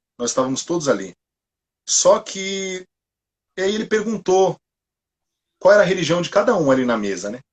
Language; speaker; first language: Portuguese; native; Portuguese